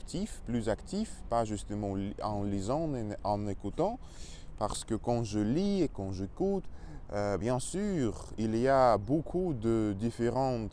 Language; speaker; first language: French; non-native, learner; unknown